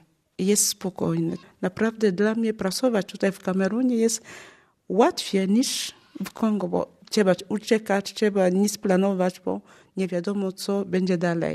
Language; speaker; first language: Polish; non-native, learner; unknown